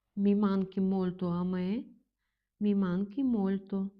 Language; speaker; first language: Italian; non-native, fluent; Ukrainian